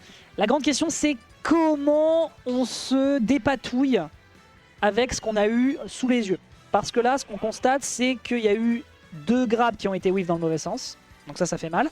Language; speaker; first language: French; native; French